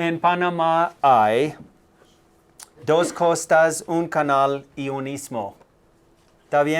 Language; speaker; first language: Spanish; non-native, fluent; English